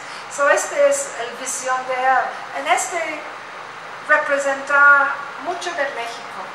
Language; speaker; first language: Spanish; non-native, learner; English